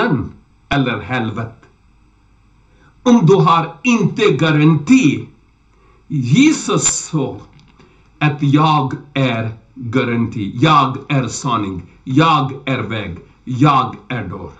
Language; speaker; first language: Swedish; non-native, learner; Urdu